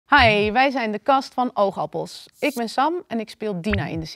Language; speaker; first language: Dutch; native; Dutch